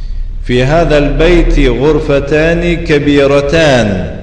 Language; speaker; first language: Arabic; non-native, fluent; Tajik